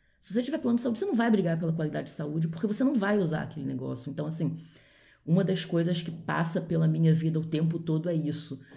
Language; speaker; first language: Portuguese; native; Portuguese